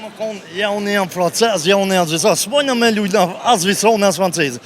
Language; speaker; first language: Albanian; native; Albanian